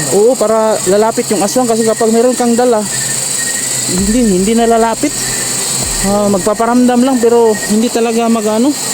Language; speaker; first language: Filipino; native; Filipino